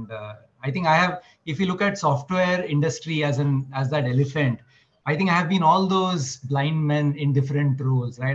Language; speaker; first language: English; non-native, local second language; Marathi